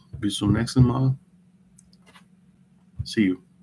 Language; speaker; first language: German; non-native, learner; Portuguese